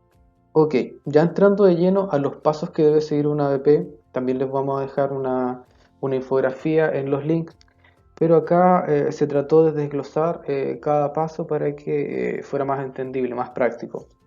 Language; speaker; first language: Spanish; native; Spanish